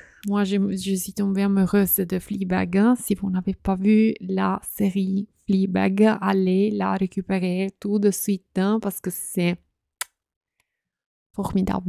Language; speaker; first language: French; non-native, fluent; Italian